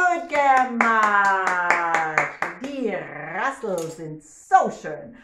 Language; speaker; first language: German; non-native, learner; English